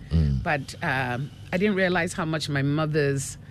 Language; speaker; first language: English; non-native, local second language; Akan